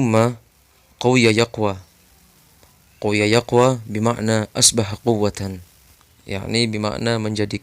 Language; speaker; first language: Arabic; non-native, learner; Indonesian